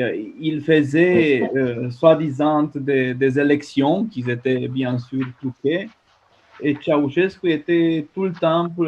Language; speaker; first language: French; non-native, fluent; Romanian